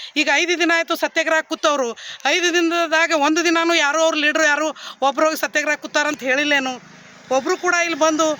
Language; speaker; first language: Kannada; native; Kannada